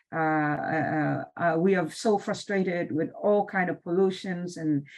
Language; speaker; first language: English; non-native, fluent; Vietnamese